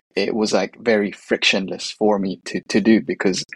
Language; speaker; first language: English; native; English